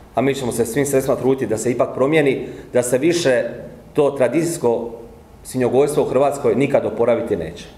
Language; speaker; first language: Croatian; native; Croatian